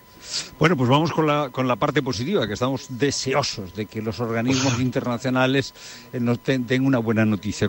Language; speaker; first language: Spanish; native; Spanish